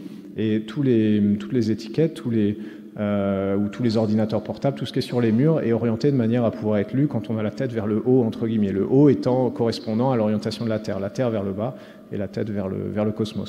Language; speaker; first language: French; native; French